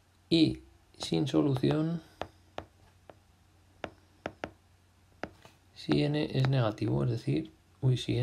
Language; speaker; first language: Spanish; native; Spanish